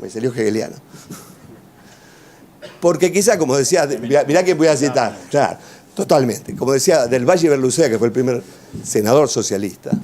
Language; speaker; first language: Spanish; native; Spanish